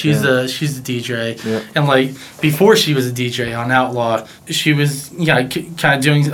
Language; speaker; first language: English; native; English